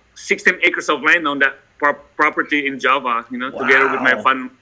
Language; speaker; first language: English; non-native, fluent; Indonesian